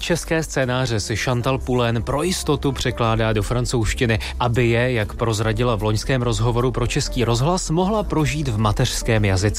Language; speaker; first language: Czech; native; Czech